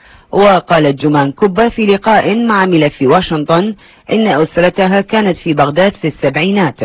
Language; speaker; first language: Arabic; native; Arabic